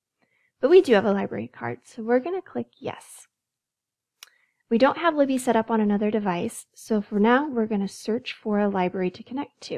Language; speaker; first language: English; native; English